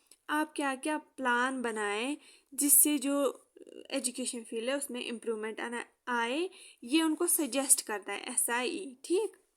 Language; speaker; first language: Hindi; native; Hindi